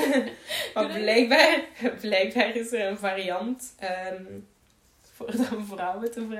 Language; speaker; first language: Dutch; native; Dutch